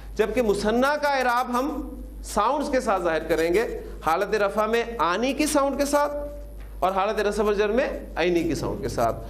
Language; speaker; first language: Urdu; native; Urdu